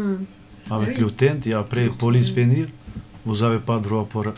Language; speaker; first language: French; non-native, learner; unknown